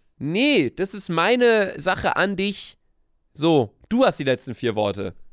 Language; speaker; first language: German; native; German